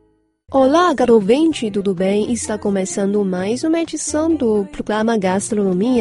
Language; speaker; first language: Portuguese; non-native, fluent; Chinese